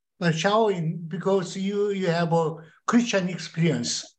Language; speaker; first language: English; non-native, learner; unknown